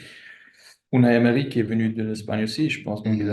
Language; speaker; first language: French; non-native, fluent; German